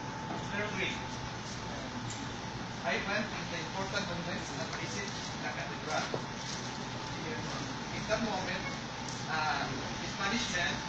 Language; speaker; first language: English; non-native, learner; Spanish